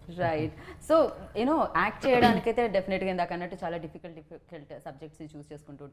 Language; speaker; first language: Telugu; native; Telugu